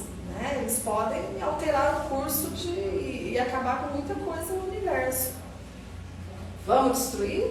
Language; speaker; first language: Portuguese; native; Portuguese